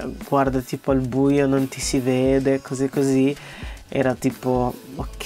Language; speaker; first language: Italian; early bilingual, other home language; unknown